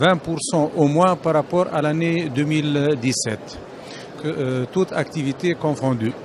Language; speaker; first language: French; non-native, local second language; Arabic